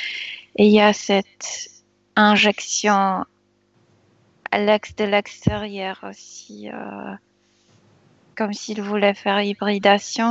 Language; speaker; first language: French; non-native, fluent; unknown